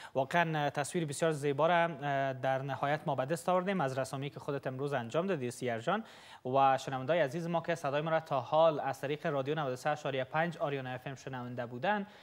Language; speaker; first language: Persian; native; Persian